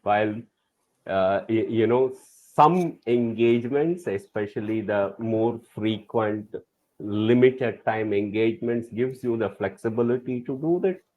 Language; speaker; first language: English; non-native, local second language; Tamil